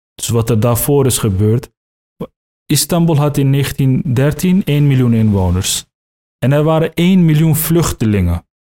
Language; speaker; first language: Dutch; early bilingual, other home language; Turkish